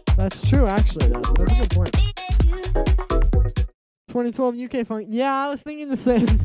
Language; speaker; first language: English; native; English